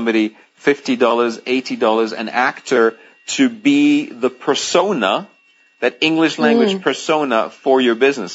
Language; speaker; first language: English; non-native, fluent; Greek